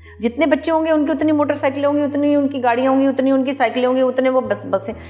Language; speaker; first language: Urdu; native; Urdu